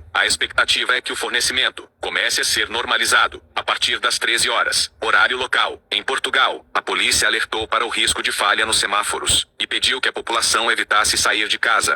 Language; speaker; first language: Portuguese; native; Portuguese